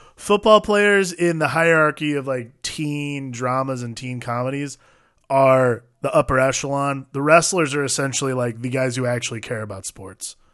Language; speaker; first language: English; native; English